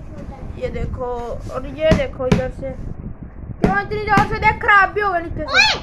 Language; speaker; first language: Hindi; native; Hindi